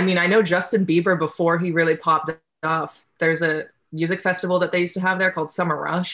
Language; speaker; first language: English; native; English